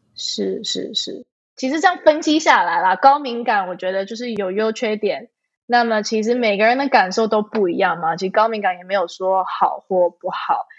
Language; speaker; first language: Chinese; early bilingual, heritage; Chinese